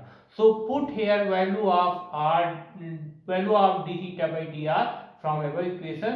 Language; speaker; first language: English; non-native, local second language; Hindi